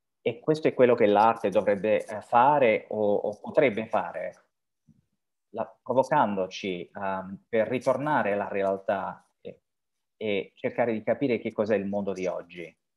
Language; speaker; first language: Italian; non-native, fluent; French